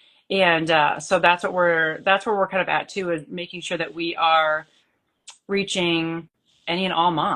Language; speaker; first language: English; native; English